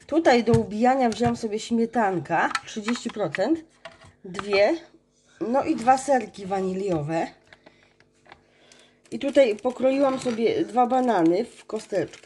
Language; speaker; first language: Polish; native; Polish